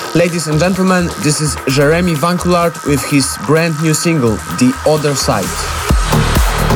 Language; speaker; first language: English; non-native, fluent; Polish